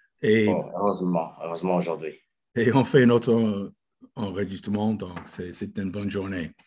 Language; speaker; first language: French; non-native, fluent; English